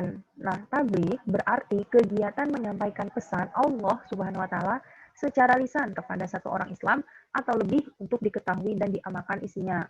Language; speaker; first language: Indonesian; native; Indonesian